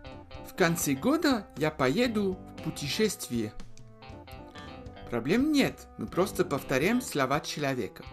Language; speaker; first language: Russian; non-native, fluent; French